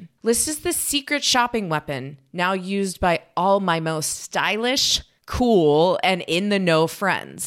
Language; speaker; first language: English; native; English